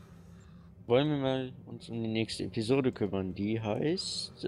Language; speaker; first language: German; native; German